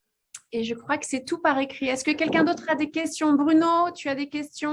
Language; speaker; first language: French; native; French